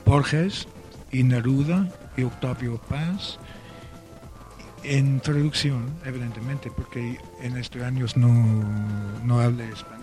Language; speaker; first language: Spanish; non-native, fluent; Welsh